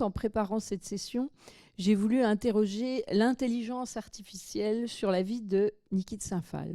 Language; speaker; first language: French; native; French